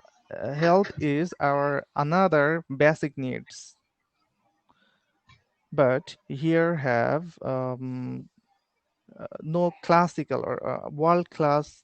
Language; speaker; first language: English; non-native, learner; Bangla